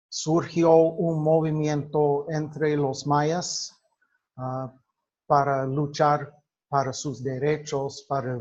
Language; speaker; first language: Spanish; non-native, fluent; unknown